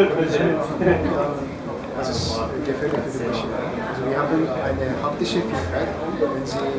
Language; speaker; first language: German; non-native, learner; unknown